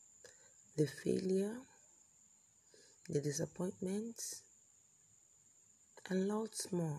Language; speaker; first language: English; non-native, local second language; Igbo